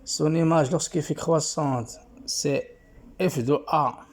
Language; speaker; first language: French; non-native, local second language; Arabic